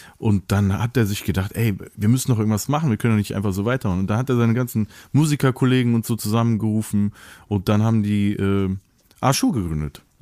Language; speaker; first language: German; native; German